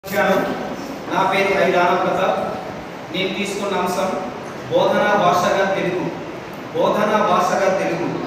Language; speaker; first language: Telugu; non-native, local second language; Odia